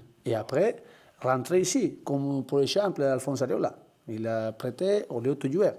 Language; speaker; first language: French; non-native, learner; Spanish